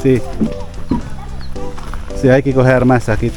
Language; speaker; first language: Spanish; non-native, learner; Filipino